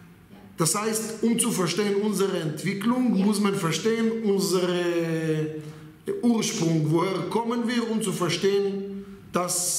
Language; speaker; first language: German; non-native, fluent; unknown